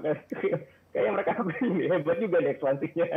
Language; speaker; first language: Indonesian; native; Indonesian